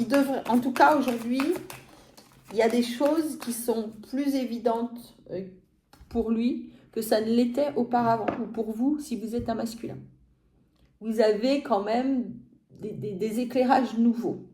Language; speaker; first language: French; native; French